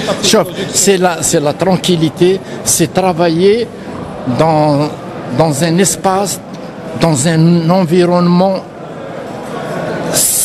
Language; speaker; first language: French; non-native, local second language; Arabic